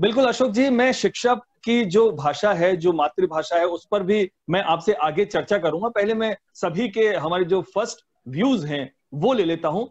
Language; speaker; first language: Hindi; native; Hindi